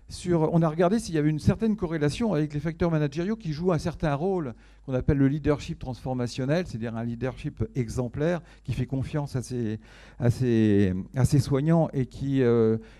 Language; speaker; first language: French; native; French